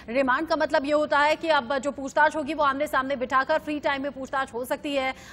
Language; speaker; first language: Hindi; native; Hindi